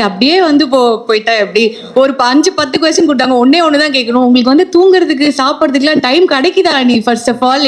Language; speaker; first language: Tamil; native; Tamil